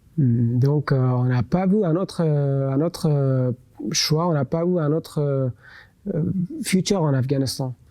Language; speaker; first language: French; non-native, local second language; Persian